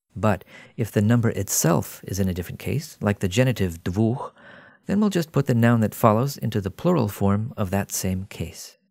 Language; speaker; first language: English; native; English